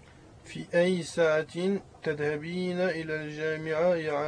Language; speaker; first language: Arabic; non-native, learner; French